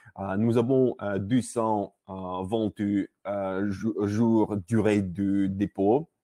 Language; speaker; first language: French; non-native, learner; Russian